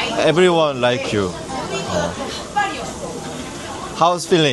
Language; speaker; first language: English; non-native, learner; Korean